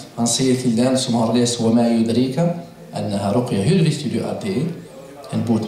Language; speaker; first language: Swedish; non-native, fluent; Arabic